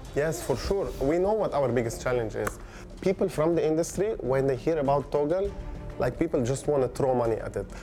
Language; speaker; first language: English; non-native, fluent; Arabic